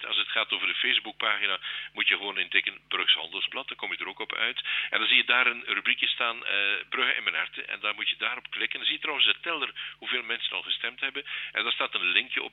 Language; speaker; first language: Dutch; native; Dutch